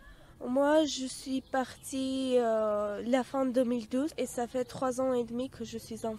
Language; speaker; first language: French; non-native, fluent; Armenian